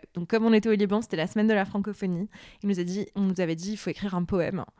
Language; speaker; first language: French; non-native, local second language; Arabic